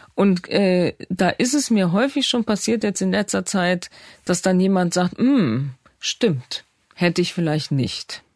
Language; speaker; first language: German; native; German